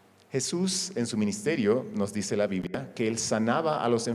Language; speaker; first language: Spanish; native; Spanish